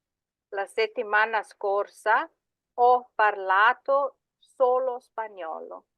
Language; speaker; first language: Italian; non-native, fluent; English